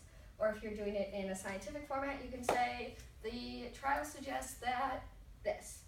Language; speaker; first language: English; native; English